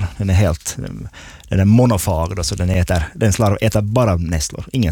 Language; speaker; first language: Swedish; native; Swedish